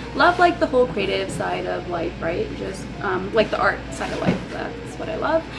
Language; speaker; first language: English; early bilingual, other home language; Punjabi